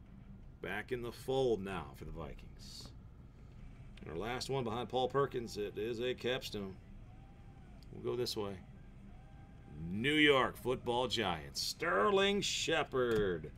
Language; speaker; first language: English; native; English